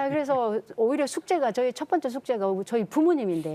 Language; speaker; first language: Korean; native; Korean